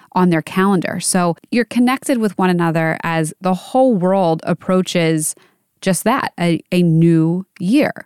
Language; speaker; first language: English; native; English